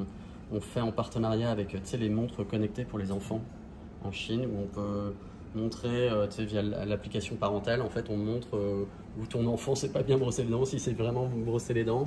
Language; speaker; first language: French; native; French